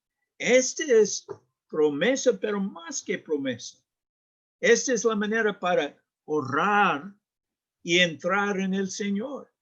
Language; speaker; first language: Spanish; non-native, learner; English